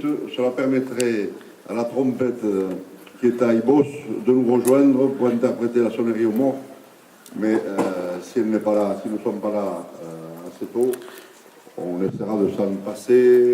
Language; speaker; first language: French; native; French